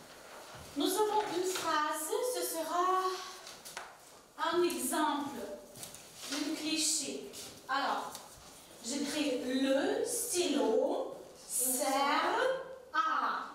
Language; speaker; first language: French; non-native, fluent; Ukrainian